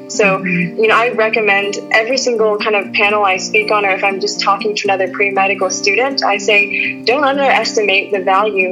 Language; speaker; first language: English; native; English